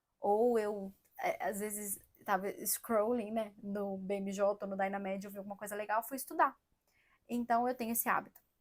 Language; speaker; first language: Portuguese; native; Portuguese